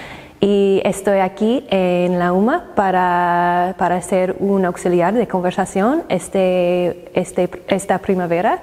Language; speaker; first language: Spanish; non-native, fluent; English